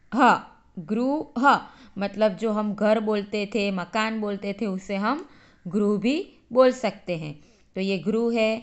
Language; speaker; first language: Hindi; native; Hindi